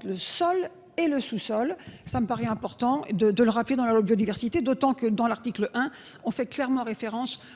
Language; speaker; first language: French; native; French